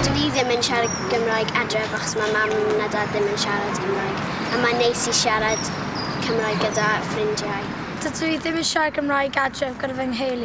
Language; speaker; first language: Welsh; non-native, local second language; English